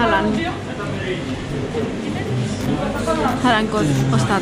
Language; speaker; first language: Finnish; non-native, learner; Thai